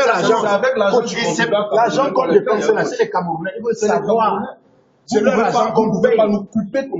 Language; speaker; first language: French; native; French